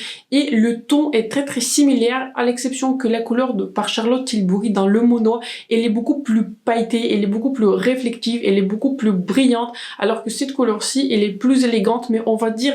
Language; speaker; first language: French; native; French